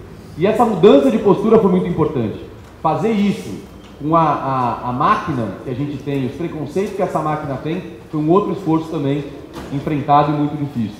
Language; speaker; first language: Portuguese; native; Portuguese